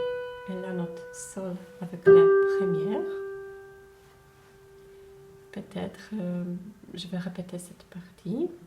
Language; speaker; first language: French; non-native, fluent; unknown